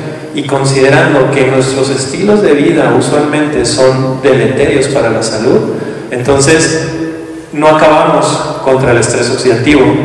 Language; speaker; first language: Spanish; native; Spanish